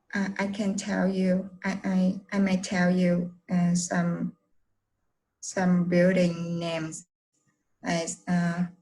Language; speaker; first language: English; non-native, learner; Vietnamese